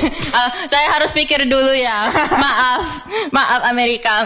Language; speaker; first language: Indonesian; non-native, learner; English